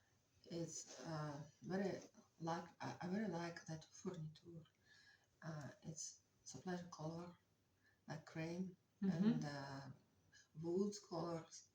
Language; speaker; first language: English; non-native, learner; Russian